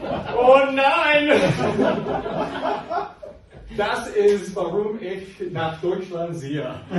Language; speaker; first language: German; non-native, fluent; English